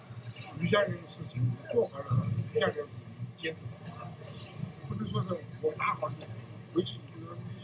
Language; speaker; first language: Chinese; native; Chinese